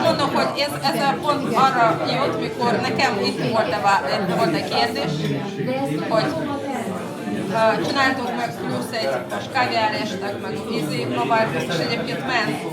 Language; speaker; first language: Hungarian; non-native, learner; Russian